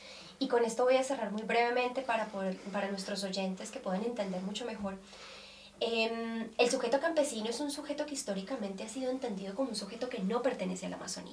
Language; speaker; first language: Spanish; native; Spanish